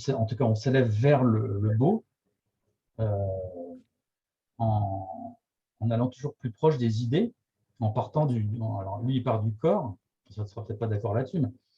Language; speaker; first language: French; native; French